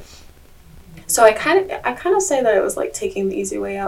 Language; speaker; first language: English; native; English